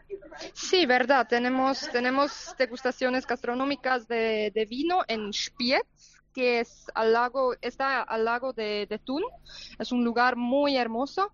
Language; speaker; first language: Spanish; non-native, fluent; German